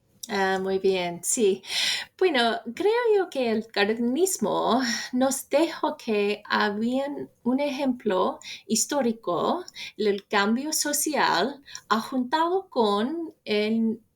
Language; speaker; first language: Spanish; non-native, fluent; English